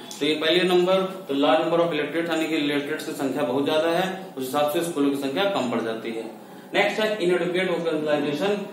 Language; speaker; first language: Hindi; native; Hindi